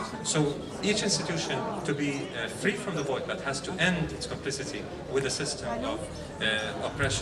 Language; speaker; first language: English; non-native, fluent; Arabic